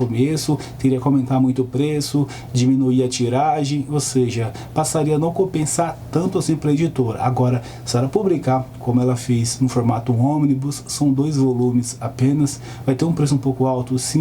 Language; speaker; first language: Portuguese; native; Portuguese